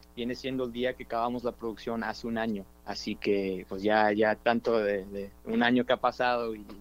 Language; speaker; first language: Spanish; early bilingual, heritage; Spanish